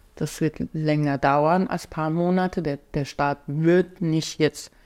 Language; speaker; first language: German; non-native, fluent; Persian